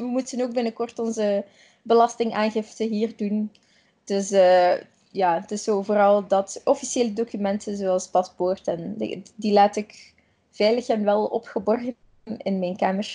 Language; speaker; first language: Dutch; native; Dutch